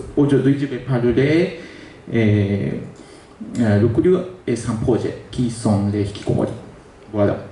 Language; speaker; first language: French; non-native, learner; Japanese